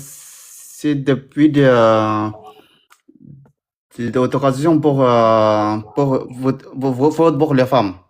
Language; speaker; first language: French; non-native, learner; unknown